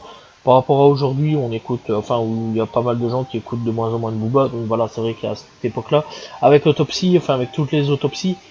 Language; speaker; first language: French; native; French